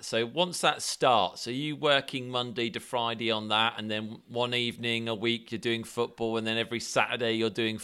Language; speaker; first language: English; native; English